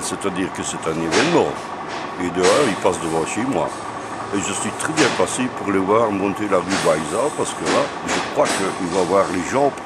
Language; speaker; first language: French; native; French